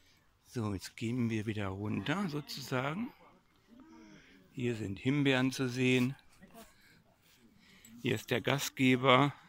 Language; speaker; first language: German; native; German